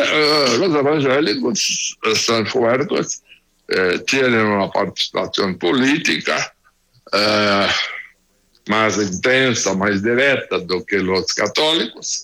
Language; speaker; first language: Spanish; non-native, learner; Portuguese